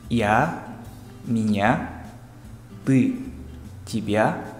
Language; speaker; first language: Russian; non-native, fluent; Indonesian